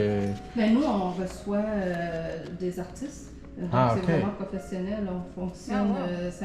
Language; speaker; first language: French; native; French